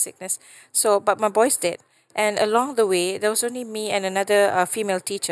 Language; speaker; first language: English; non-native, local second language; Malay